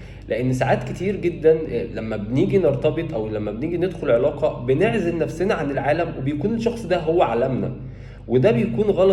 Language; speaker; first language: Arabic; native; Arabic